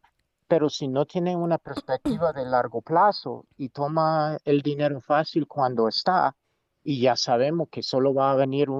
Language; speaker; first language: Spanish; non-native, fluent; English